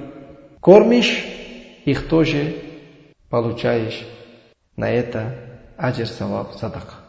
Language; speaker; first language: Russian; non-native, learner; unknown